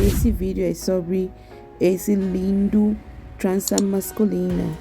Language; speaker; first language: Portuguese; non-native, learner; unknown